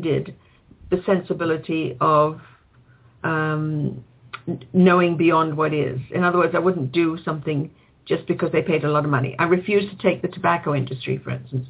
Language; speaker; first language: English; native; English